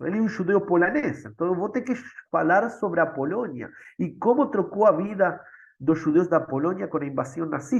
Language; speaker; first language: Portuguese; non-native, fluent; Spanish